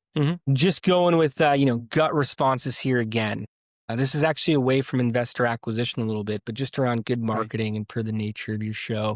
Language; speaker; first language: English; native; English